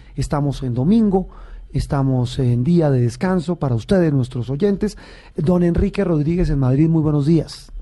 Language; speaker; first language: Spanish; native; Spanish